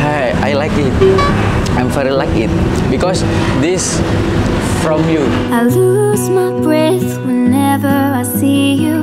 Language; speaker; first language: English; non-native, learner; Indonesian